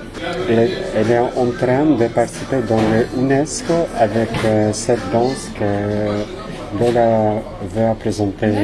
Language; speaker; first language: French; non-native, learner; Albanian